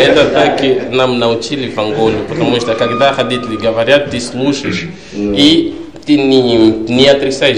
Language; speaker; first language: Russian; non-native, learner; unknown